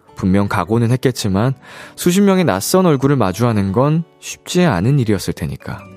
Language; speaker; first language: Korean; native; Korean